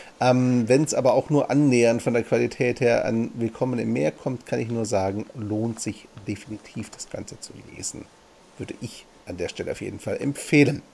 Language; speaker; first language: German; native; German